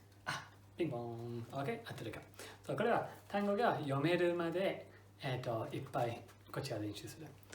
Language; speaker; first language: Japanese; non-native, fluent; English